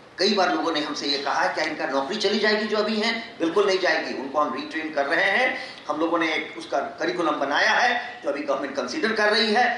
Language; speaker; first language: Hindi; non-native, local second language; Magahi